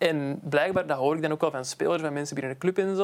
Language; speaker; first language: Dutch; native; Dutch